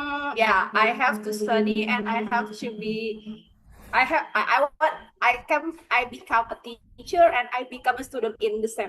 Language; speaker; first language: English; non-native, fluent; Indonesian